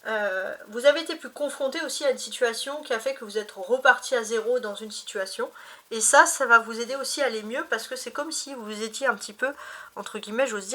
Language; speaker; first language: French; native; French